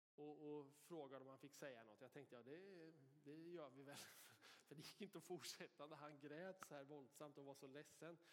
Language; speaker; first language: Swedish; native; Swedish